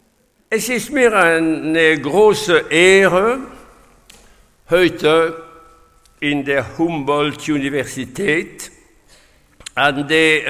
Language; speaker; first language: German; non-native, fluent; French